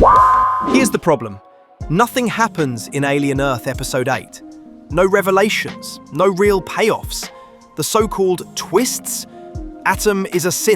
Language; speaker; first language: English; native; English